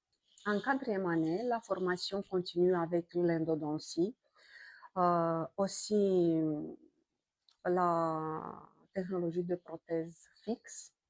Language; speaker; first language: French; non-native, fluent; Romanian